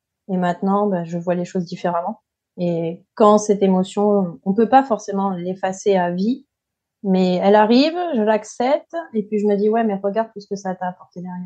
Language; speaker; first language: French; native; French